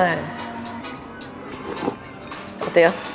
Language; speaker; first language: Korean; non-native, fluent; Swedish